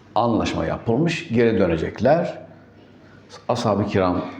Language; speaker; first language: Turkish; native; Turkish